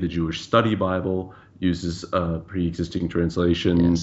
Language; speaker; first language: English; native; English